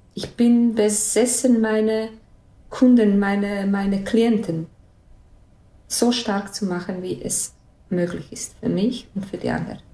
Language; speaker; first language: German; non-native, fluent; Bosnian